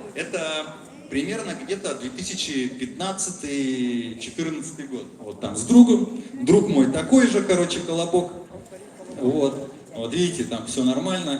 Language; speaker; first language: Russian; native; Russian